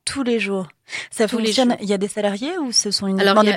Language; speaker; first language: French; native; French